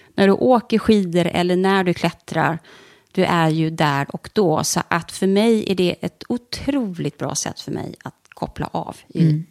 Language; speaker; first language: Swedish; native; Swedish